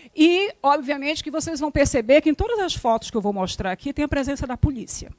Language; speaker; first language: Portuguese; native; Portuguese